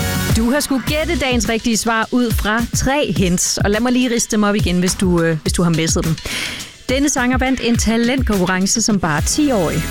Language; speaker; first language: Danish; native; Danish